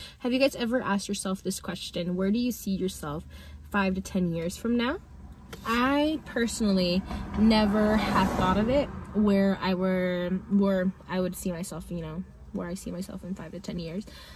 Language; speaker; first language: English; early bilingual, other home language; Spanish